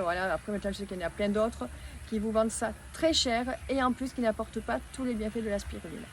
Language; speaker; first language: French; native; French